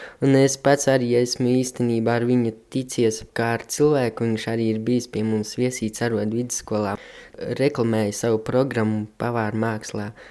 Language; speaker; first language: Latvian; native; Latvian